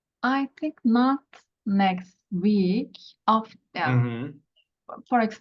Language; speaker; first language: English; non-native, learner; Turkish